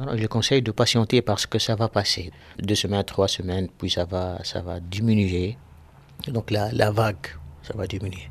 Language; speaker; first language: French; non-native, local second language; Arabic